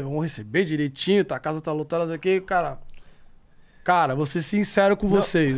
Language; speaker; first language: Portuguese; native; Portuguese